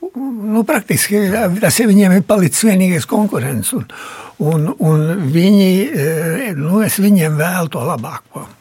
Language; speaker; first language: Latvian; early bilingual, heritage; Latvian